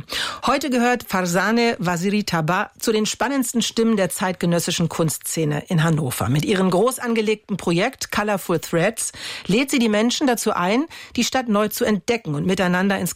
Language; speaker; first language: German; native; German